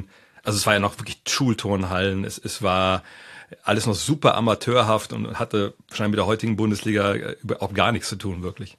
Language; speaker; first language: German; native; German